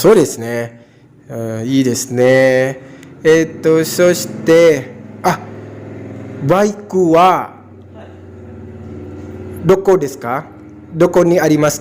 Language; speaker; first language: Japanese; non-native, learner; Indonesian